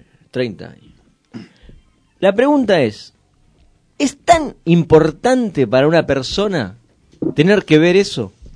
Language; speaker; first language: Spanish; native; Spanish